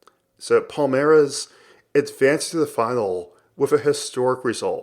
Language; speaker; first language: English; native; English